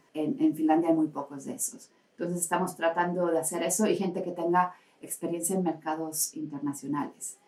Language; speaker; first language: Spanish; native; Spanish